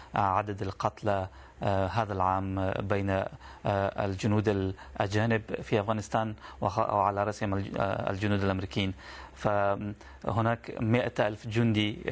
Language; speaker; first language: Arabic; non-native, fluent; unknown